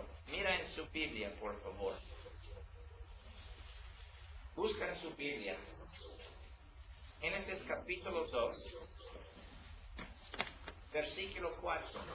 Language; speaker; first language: Spanish; non-native, learner; English